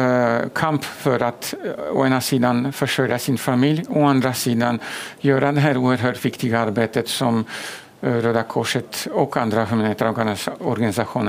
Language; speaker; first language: Swedish; non-native, fluent; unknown